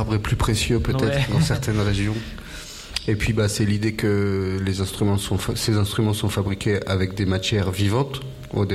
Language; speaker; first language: French; native; French